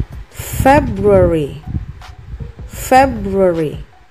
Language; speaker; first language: English; non-native, fluent; Indonesian